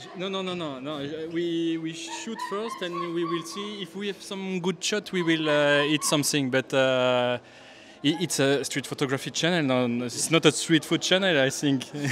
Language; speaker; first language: English; non-native, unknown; French